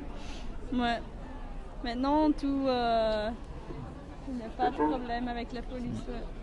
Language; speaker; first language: French; non-native, learner; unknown